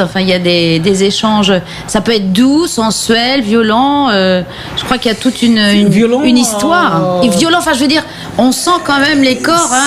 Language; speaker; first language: French; native; French